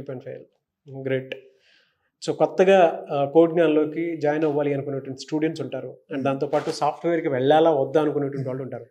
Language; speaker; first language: Telugu; native; Telugu